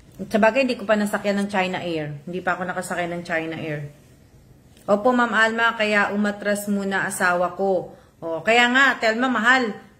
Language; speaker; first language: Filipino; native; Filipino